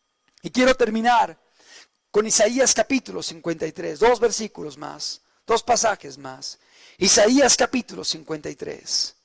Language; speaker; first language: Spanish; native; Spanish